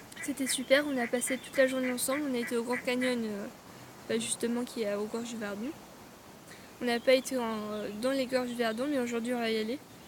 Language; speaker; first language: French; native; French